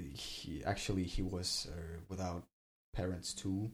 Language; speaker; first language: English; non-native, learner; Ossetic